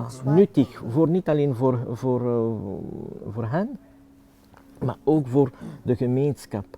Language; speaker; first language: Dutch; non-native, local second language; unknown